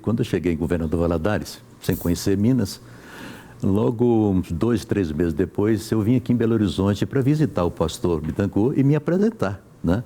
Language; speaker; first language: Portuguese; native; Portuguese